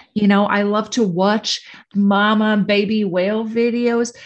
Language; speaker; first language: English; native; English